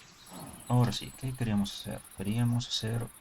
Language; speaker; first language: Spanish; early bilingual, heritage; Spanish